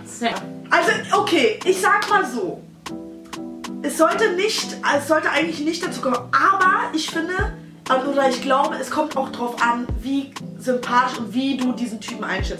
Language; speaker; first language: German; native; German